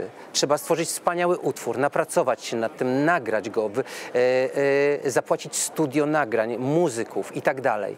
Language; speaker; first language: Polish; native; Polish